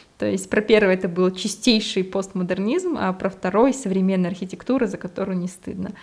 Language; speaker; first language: Russian; native; Russian